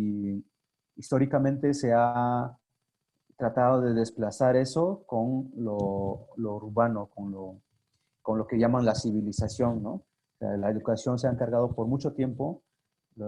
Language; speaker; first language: Spanish; non-native, local second language; Zapotec